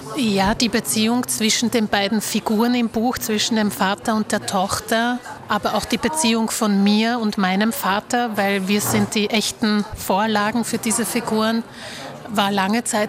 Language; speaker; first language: German; early bilingual, other home language; Slovak